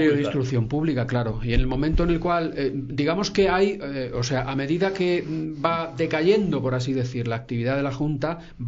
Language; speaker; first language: Spanish; native; Spanish